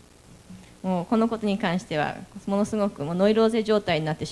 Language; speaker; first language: Japanese; native; Japanese